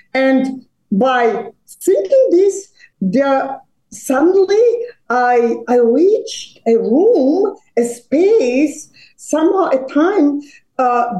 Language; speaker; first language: English; non-native, fluent; Serbian